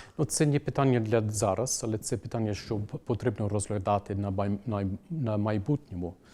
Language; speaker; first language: Ukrainian; non-native, fluent; English